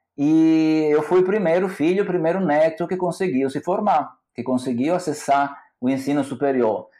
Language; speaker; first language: Portuguese; non-native, fluent; Italian